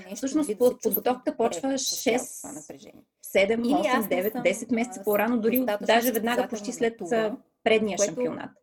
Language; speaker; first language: Bulgarian; native; Bulgarian